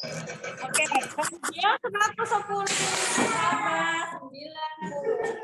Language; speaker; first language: Indonesian; native; Indonesian